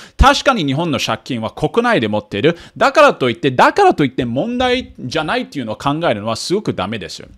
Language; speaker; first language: Japanese; early bilingual, heritage; Japanese